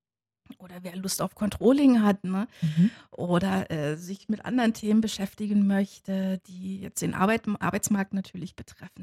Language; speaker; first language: German; native; German